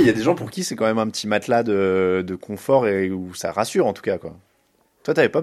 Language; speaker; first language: French; native; French